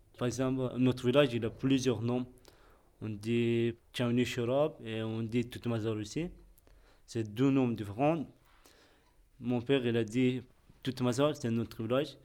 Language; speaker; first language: French; non-native, fluent; Persian